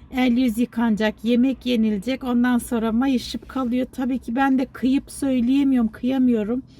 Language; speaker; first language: Turkish; native; Turkish